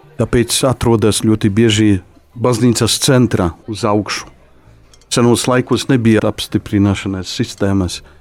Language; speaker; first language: Latvian; non-native, fluent; Polish